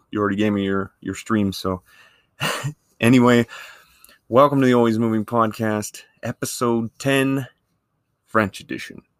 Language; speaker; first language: English; native; English